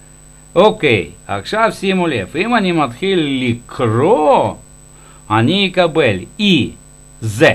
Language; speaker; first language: Hebrew; non-native, fluent; Russian